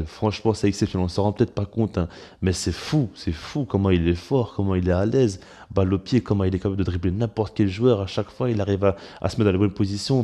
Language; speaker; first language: French; native; French